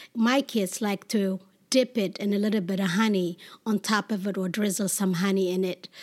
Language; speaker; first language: English; non-native, fluent; Amharic